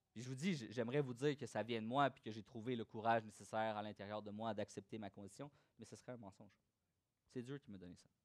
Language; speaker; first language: French; native; French